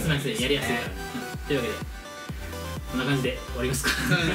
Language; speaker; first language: Japanese; native; Japanese